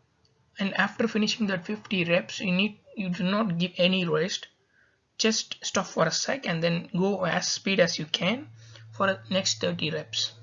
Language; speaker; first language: English; non-native, local second language; Tamil